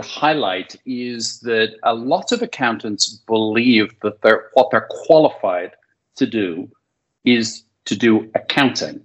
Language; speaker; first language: English; native; English